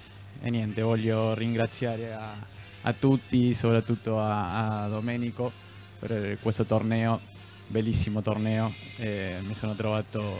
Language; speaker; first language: Italian; non-native, fluent; Spanish